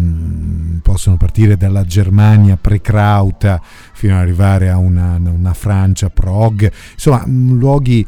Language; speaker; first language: Italian; native; Italian